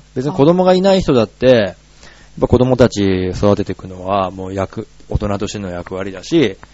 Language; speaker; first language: Japanese; native; Japanese